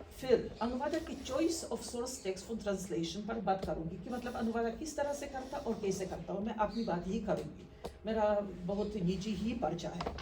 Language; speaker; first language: Hindi; non-native, fluent; Polish